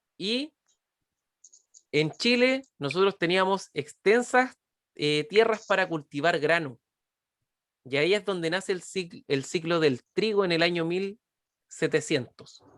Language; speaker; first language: Spanish; native; Spanish